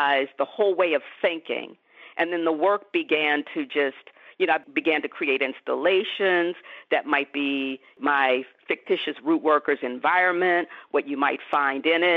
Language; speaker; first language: English; native; English